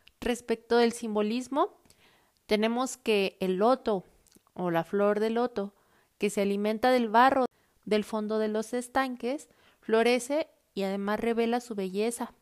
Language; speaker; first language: Spanish; native; Spanish